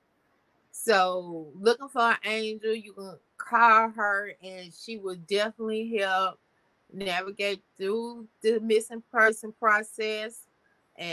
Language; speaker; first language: English; native; English